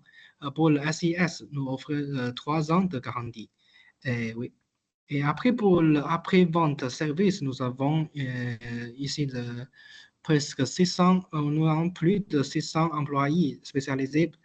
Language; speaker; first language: French; non-native, learner; Chinese